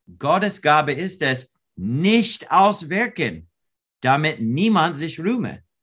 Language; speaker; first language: German; non-native, learner; English